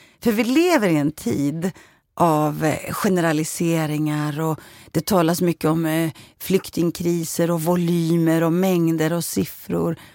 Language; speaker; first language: Swedish; early bilingual, other home language; Greek